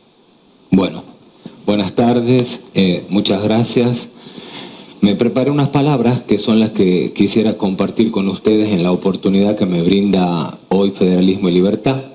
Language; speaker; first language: Spanish; native; Spanish